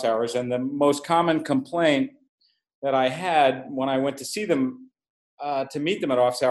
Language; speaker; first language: English; native; English